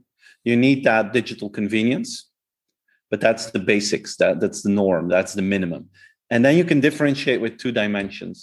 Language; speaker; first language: English; non-native, fluent; Dutch